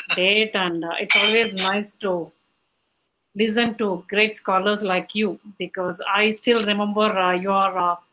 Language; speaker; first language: English; non-native, local second language; Tamil